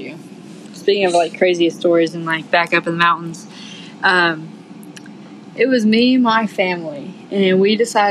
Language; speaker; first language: English; native; English